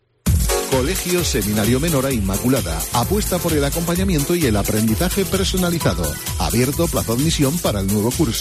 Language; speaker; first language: Spanish; native; Spanish